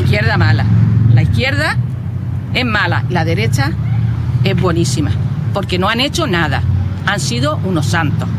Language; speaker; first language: Spanish; native; Spanish